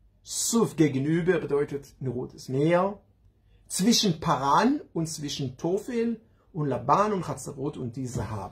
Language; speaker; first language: German; non-native, learner; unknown